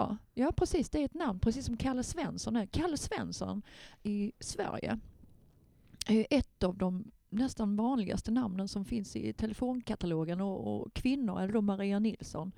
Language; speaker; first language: Swedish; native; Swedish